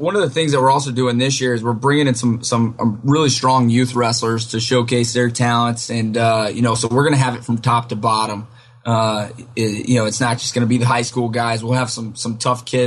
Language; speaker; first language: English; native; English